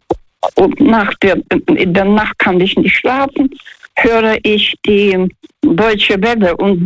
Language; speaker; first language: German; non-native, fluent; Russian